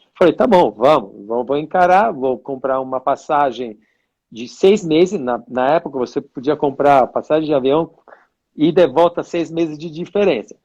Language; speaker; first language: Portuguese; non-native, fluent; Italian